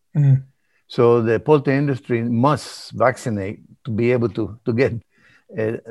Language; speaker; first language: English; early bilingual, other home language; Spanish